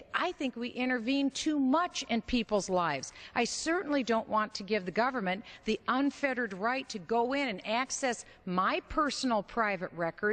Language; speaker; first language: English; native; English